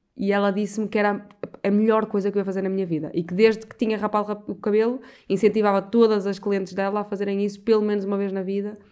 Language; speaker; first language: Portuguese; native; Portuguese